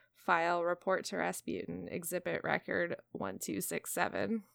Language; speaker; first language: English; native; English